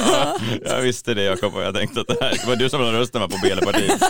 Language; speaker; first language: Swedish; native; Swedish